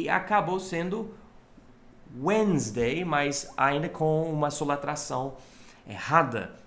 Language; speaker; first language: Portuguese; non-native, fluent; English